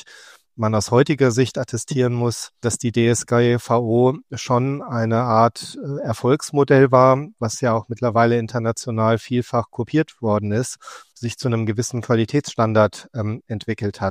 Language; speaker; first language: German; native; German